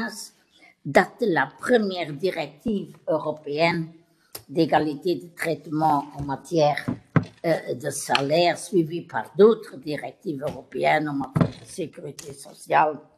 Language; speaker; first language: French; non-native, local second language; Luxembourgish